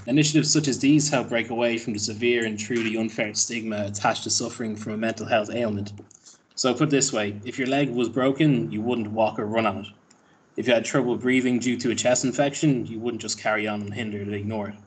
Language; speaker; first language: English; native; English